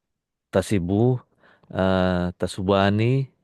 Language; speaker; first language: Arabic; non-native, learner; Indonesian